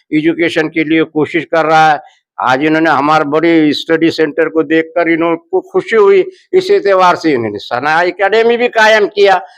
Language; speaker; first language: Hindi; non-native, local second language; Urdu